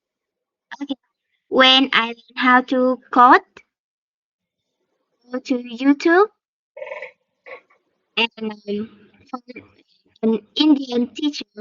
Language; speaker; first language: English; non-native, learner; Vietnamese